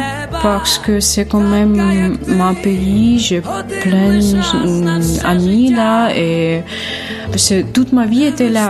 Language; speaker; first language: French; non-native, fluent; Ukrainian